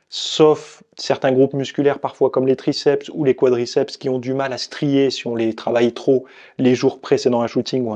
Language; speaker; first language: French; native; French